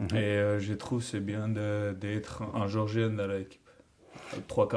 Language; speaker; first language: French; non-native, learner; Georgian